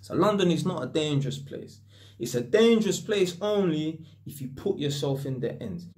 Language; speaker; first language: English; native; English